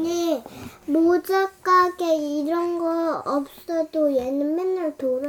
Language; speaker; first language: Korean; native; Korean